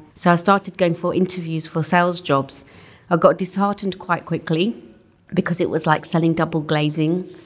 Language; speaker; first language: English; non-native, local second language; Punjabi